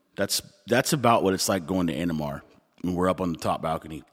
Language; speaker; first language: English; native; English